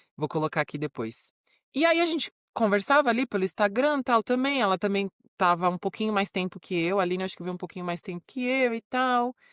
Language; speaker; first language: Portuguese; native; Portuguese